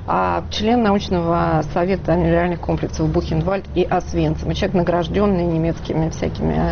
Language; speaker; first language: Russian; native; Russian